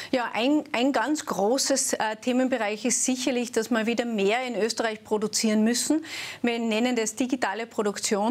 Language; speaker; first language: German; native; German